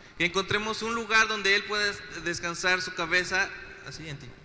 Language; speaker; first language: Spanish; native; Spanish